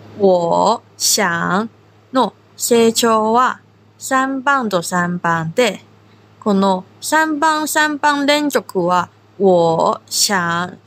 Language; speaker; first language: Japanese; non-native, fluent; Korean